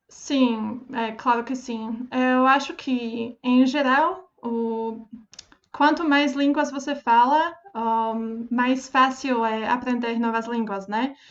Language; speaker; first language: Portuguese; non-native, fluent; Slovak